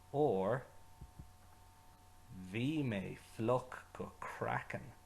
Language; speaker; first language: Irish; non-native, local second language; English